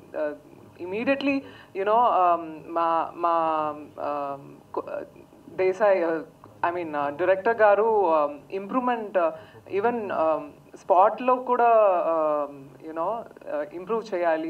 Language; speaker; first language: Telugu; non-native, learner; Tamil